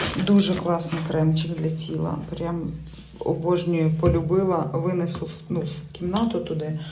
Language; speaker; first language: Ukrainian; native; Ukrainian